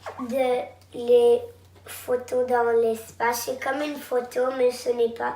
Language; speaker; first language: French; non-native, local second language; English